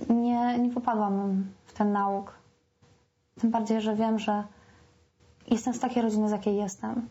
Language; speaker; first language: Polish; native; Polish